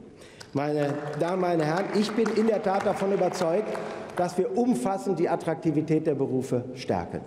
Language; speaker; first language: German; native; German